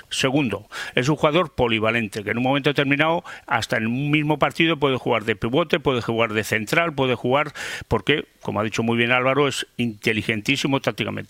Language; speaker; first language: Spanish; native; Spanish